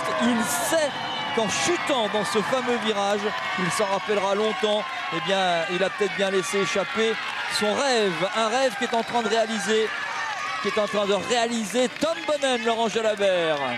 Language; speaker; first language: French; native; French